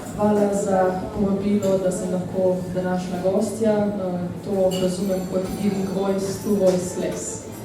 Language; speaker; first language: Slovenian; early bilingual, other home language; Bosnian